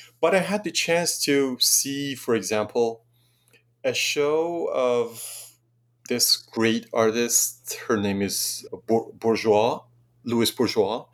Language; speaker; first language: English; non-native, fluent; Persian